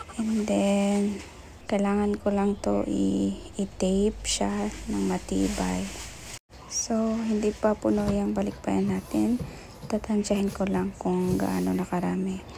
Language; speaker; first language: Filipino; native; Filipino